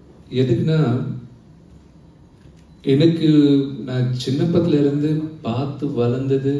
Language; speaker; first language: Tamil; non-native, local second language; Telugu